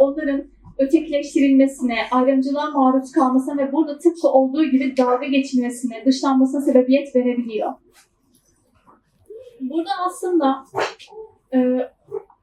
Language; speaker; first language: Turkish; native; Turkish